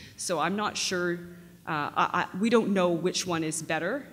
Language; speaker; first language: English; native; English